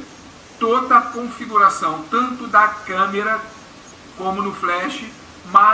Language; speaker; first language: Portuguese; native; Portuguese